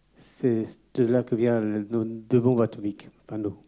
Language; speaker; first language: French; native; French